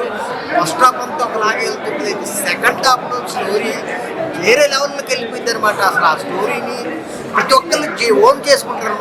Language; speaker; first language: Telugu; native; Telugu